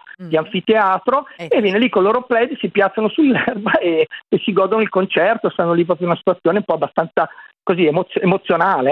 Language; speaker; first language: Italian; native; Italian